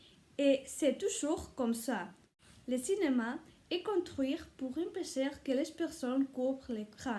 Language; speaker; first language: French; non-native, learner; Spanish